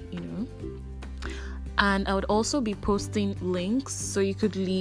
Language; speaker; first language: English; non-native, local second language; Igbo